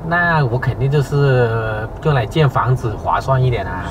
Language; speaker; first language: Chinese; native; Chinese